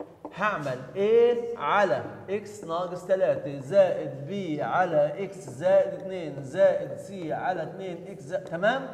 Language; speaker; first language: Arabic; native; Arabic